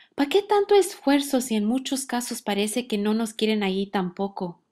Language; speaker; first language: Spanish; early bilingual, other home language; English